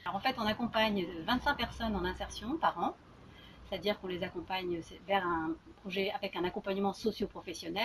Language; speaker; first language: French; native; French